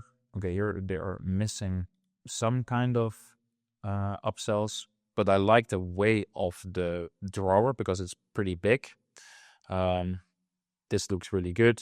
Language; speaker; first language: English; non-native, fluent; Dutch